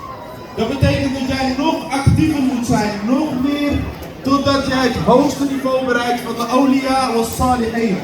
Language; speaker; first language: Dutch; early bilingual, other home language; Indonesian